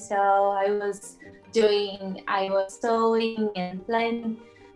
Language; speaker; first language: English; non-native, learner; Portuguese